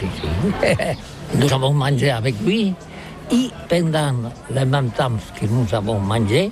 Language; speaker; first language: French; non-native, learner; Catalan